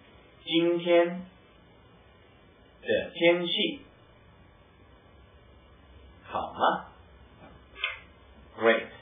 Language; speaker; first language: Chinese; early bilingual, heritage; English